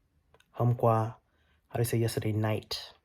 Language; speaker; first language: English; early bilingual, other home language; Vietnamese